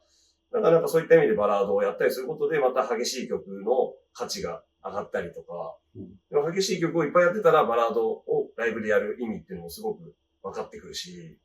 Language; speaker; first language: Japanese; native; Japanese